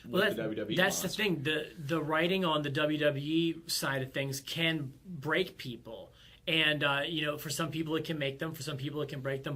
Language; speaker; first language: English; native; English